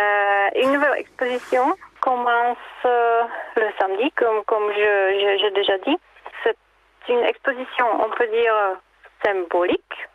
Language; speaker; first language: French; non-native, learner; Czech